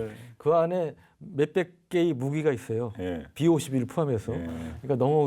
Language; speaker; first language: Korean; native; Korean